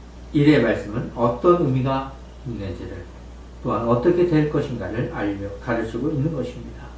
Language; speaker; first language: Korean; native; Korean